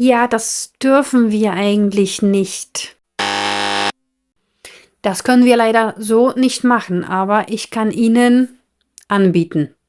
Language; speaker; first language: German; non-native, fluent; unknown